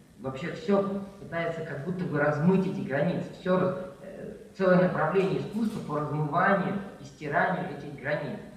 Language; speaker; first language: Russian; native; Russian